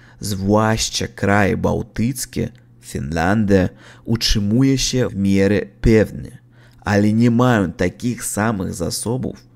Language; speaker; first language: Polish; non-native, learner; Russian